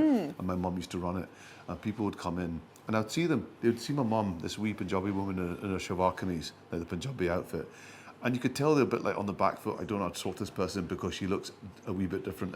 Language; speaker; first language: English; early bilingual, other home language; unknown